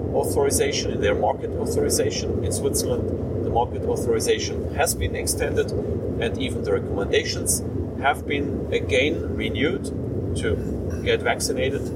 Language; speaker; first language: English; non-native, fluent; German